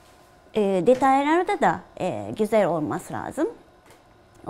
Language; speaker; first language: Turkish; non-native, fluent; Japanese